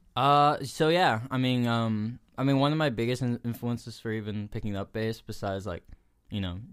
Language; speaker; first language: English; early bilingual, other home language; Spanish